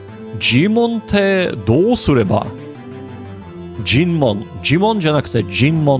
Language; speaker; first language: Japanese; non-native, learner; English